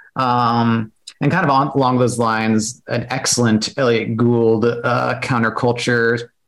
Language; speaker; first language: English; native; English